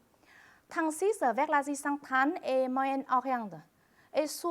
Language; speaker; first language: French; non-native, fluent; Vietnamese